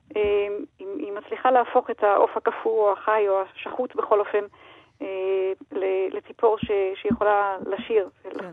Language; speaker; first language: Hebrew; native; Hebrew